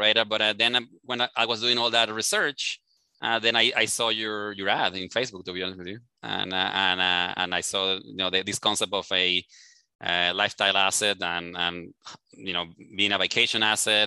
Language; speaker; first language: English; non-native, fluent; Spanish